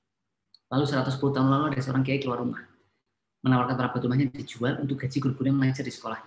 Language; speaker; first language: Indonesian; native; Indonesian